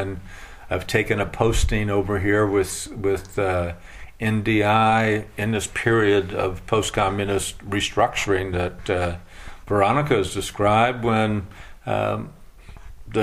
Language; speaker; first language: English; native; English